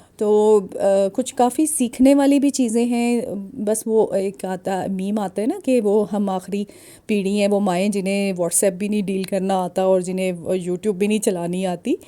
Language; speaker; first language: Urdu; non-native, local second language; Punjabi